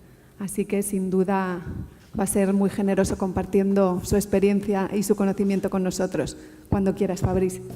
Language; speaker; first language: Spanish; native; Spanish